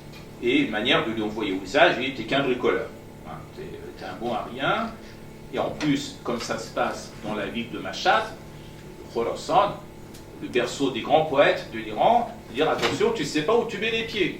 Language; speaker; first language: French; non-native, fluent; Persian